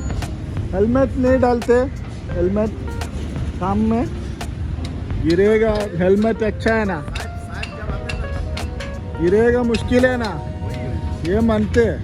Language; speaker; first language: Hindi; non-native, learner; Malayalam